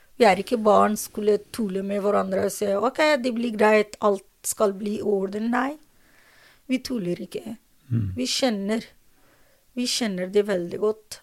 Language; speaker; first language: Norwegian; non-native, learner; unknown